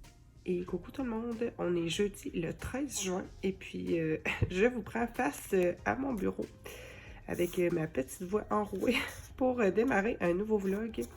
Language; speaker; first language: French; native; French